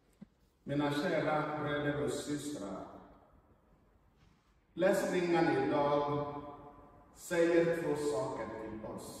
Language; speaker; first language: Swedish; non-native, fluent; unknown